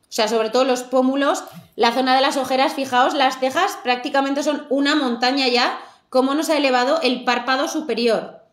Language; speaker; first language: Spanish; native; Spanish